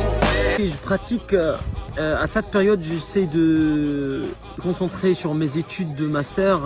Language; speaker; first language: French; non-native, fluent; Arabic